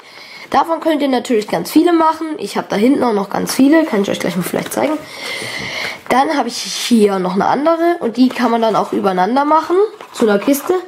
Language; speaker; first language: German; native; German